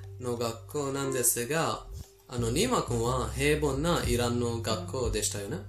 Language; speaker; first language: Japanese; non-native, fluent; Persian